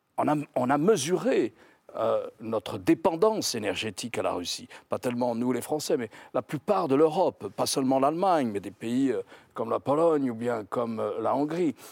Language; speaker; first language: French; native; French